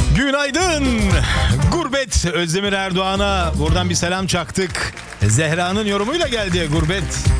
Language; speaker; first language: Turkish; early bilingual, heritage; Turkish